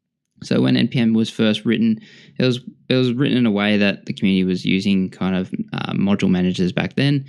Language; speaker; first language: English; native; English